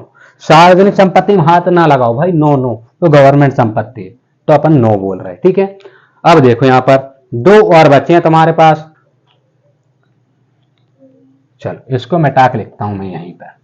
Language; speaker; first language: Hindi; native; Hindi